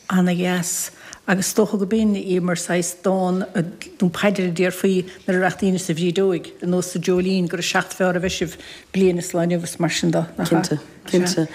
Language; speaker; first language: Irish; native; Irish